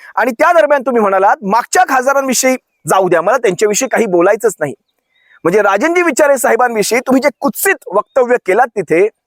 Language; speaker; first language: Marathi; native; Marathi